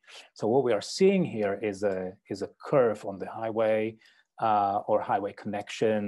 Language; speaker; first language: English; non-native, fluent; Czech